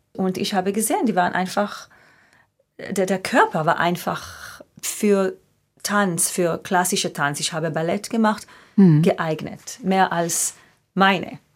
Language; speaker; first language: German; non-native, fluent; Hebrew